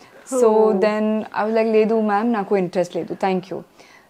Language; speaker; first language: Telugu; non-native, learner; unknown